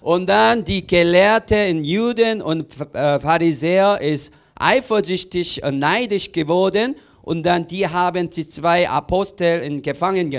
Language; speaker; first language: German; non-native, learner; Korean